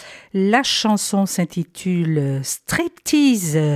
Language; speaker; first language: French; native; French